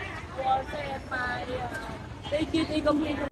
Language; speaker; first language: Chinese; non-native, learner; Vietnamese